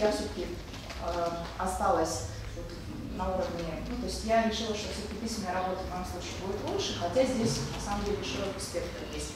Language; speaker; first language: Russian; native; Russian